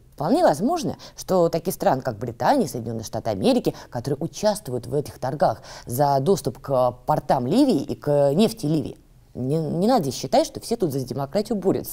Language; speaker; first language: Russian; native; Russian